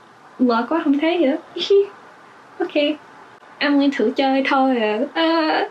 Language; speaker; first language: Vietnamese; early bilingual, heritage; English